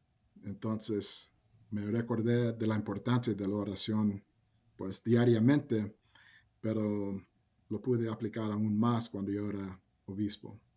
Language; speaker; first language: Spanish; early bilingual, heritage; Spanish